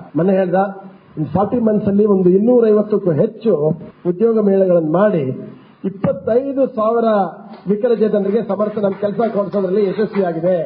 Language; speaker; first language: Kannada; native; Kannada